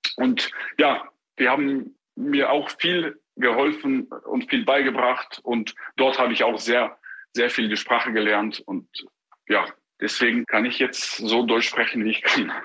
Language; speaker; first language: German; non-native, fluent; Ukrainian